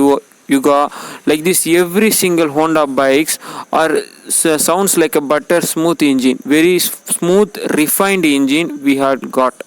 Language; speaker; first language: English; non-native, local second language; Tamil